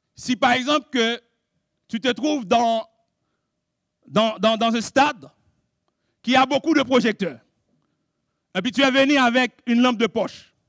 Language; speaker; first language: French; non-native, local second language; Haitian Creole